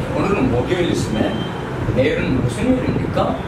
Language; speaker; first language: Korean; non-native, fluent; Nepali